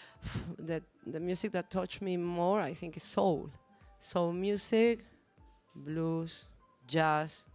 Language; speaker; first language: English; non-native, learner; Spanish